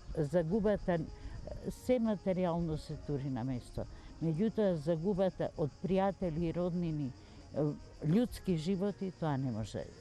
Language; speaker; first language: Macedonian; native; Macedonian